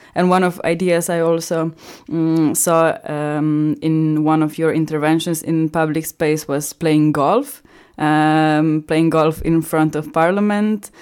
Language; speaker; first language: English; non-native, fluent; Slovenian